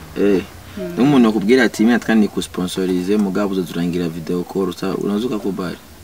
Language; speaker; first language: Rundi; native; Rundi